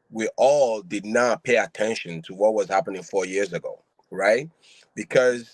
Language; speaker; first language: English; non-native, local second language; Yoruba